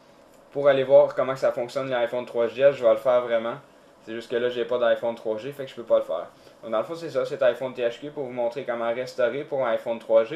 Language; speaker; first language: French; native; French